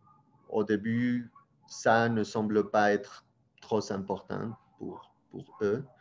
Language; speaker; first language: French; non-native, fluent; Spanish